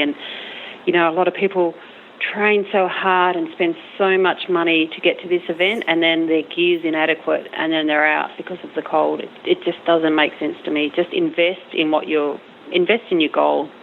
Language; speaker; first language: English; native; English